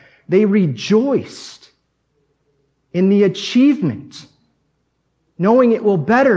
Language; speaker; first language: English; native; English